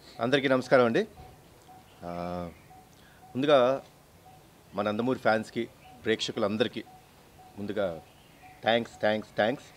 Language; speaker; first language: Telugu; native; Telugu